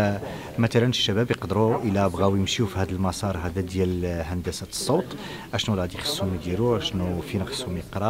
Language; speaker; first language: Arabic; native; Arabic